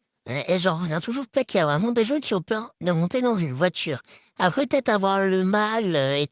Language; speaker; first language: French; native; French